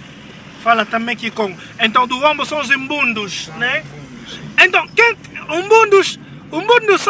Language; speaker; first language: Portuguese; non-native, learner; Lingala